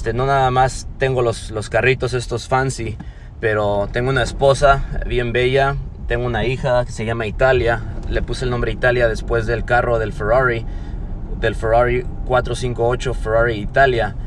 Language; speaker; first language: Spanish; early bilingual, heritage; Spanish